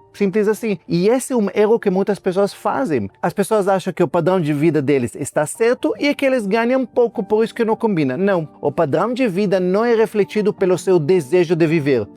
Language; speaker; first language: Portuguese; non-native, fluent; Hebrew